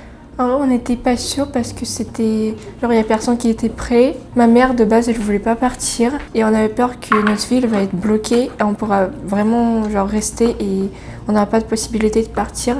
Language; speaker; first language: French; non-native, fluent; Ukrainian